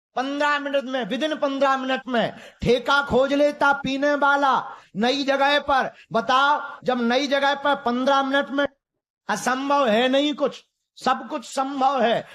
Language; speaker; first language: Hindi; native; Hindi